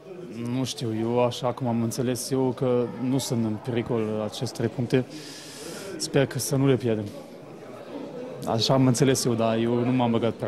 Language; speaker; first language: Romanian; early bilingual, heritage; Romanian